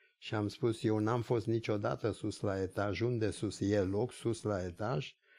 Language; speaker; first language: Romanian; early bilingual, other home language; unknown